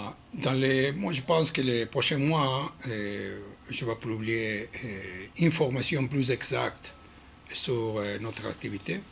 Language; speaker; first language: French; non-native, learner; Hebrew